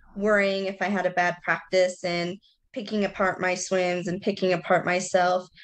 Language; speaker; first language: English; native; English